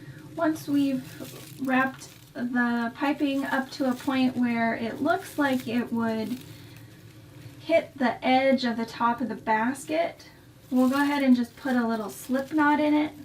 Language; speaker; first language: English; native; English